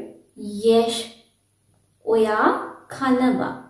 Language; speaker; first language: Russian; non-native, learner; Sinhala